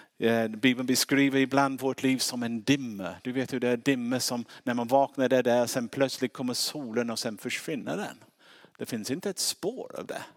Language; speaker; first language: Swedish; non-native, fluent; English